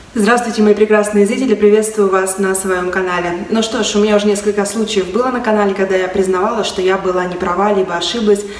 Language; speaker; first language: Russian; native; Russian